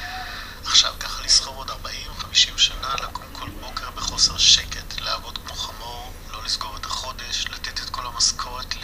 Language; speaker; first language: Hebrew; native; Hebrew